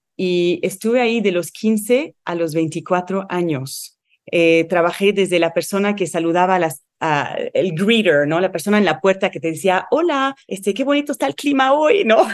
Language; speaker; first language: Spanish; non-native, fluent; Arabic